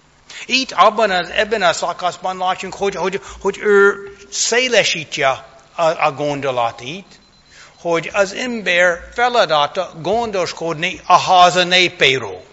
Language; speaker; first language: Hungarian; non-native, fluent; English